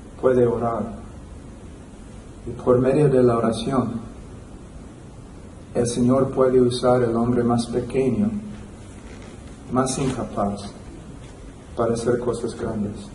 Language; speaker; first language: Spanish; non-native, fluent; English